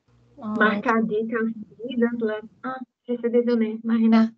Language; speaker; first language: French; non-native, learner; Portuguese